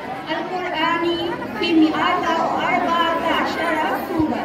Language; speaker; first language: Arabic; non-native, learner; Bangla